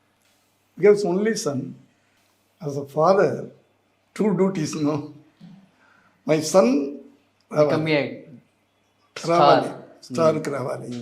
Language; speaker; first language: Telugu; non-native, learner; Tamil